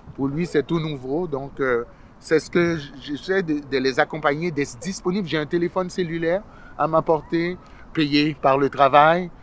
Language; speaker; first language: French; early bilingual, other home language; Haitian Creole